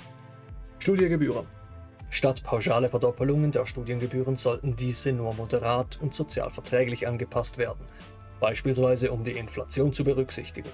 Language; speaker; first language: German; native; German